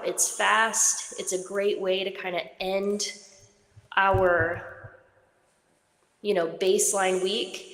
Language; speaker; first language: English; native; English